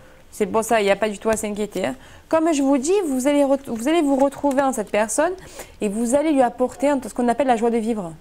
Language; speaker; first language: French; native; French